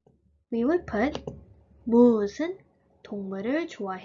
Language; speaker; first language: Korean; early bilingual, heritage; Korean